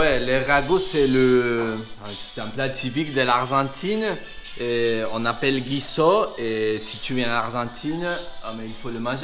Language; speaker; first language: French; non-native, learner; Spanish